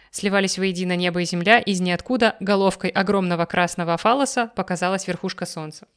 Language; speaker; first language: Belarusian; non-native, local second language; Russian